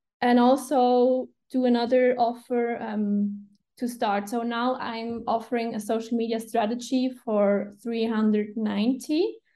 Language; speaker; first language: English; non-native, fluent; Swiss German